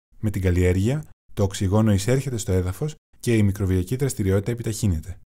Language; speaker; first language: Greek; non-native, learner; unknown